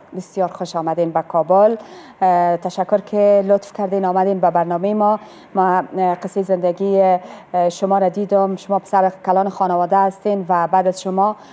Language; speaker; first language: Persian; native; Persian